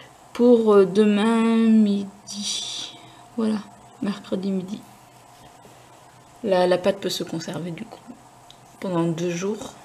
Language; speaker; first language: French; native; French